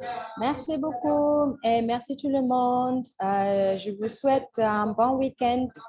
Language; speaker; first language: French; non-native, fluent; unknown